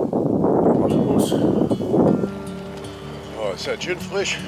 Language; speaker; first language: German; native; German